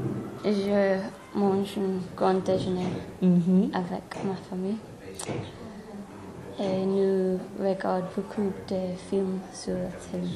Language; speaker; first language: French; non-native, learner; English